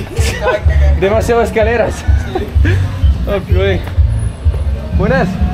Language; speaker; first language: Spanish; non-native, learner; French